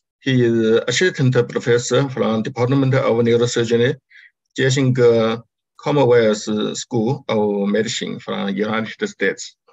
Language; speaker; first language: English; non-native, learner; Chinese